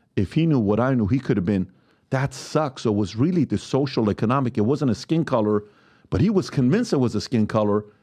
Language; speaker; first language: English; non-native, fluent; Persian